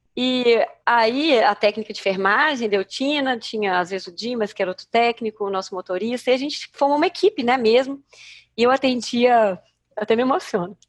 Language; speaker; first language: Portuguese; native; Portuguese